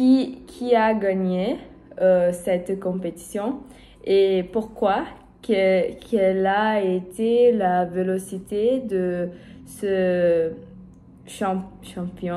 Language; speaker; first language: French; non-native, learner; Portuguese